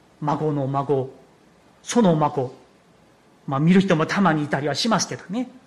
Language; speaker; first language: Japanese; non-native, fluent; Korean